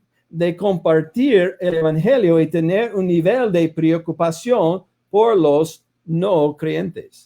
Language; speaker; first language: Spanish; non-native, fluent; English